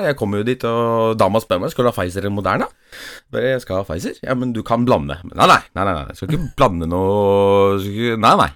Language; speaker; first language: Norwegian; early bilingual, other home language; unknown